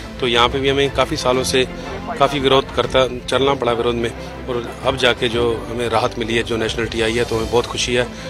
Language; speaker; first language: Hindi; non-native, fluent; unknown